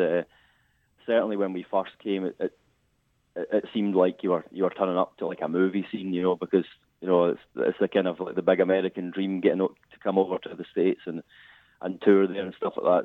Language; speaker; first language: English; native; English